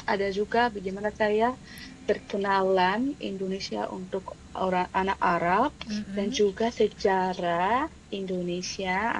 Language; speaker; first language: Indonesian; non-native, fluent; Arabic